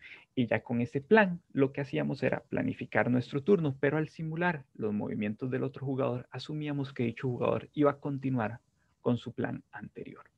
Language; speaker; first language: Spanish; native; Spanish